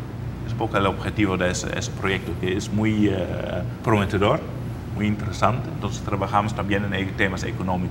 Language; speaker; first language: Spanish; non-native, fluent; Dutch